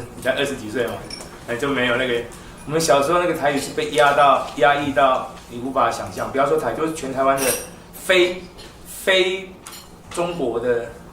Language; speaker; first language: Chinese; non-native, local second language; Min Nan Chinese